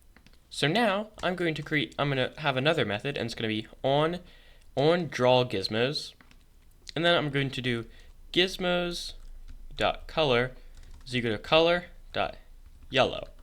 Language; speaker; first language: English; native; English